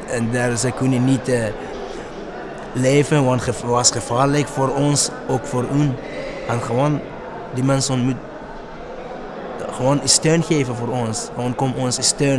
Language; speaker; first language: Dutch; non-native, learner; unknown